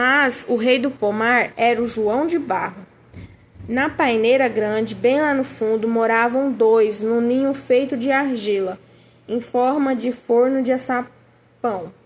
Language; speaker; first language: Portuguese; native; Portuguese